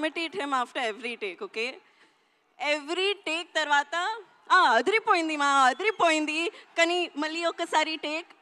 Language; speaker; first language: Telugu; non-native, learner; Hindi